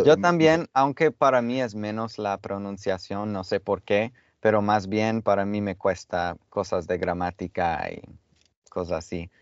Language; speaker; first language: Spanish; non-native, fluent; English